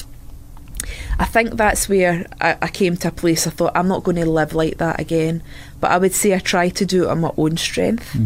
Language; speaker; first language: English; native; English